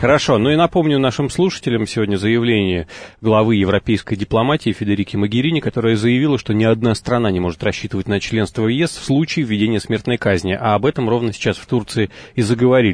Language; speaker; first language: Russian; native; Russian